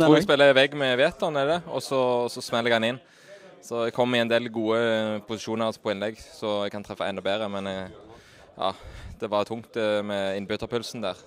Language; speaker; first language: Norwegian; native; Norwegian